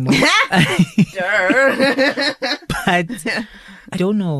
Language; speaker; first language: English; non-native, local second language; Zulu